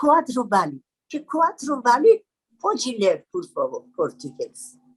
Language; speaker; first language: Portuguese; non-native, learner; Persian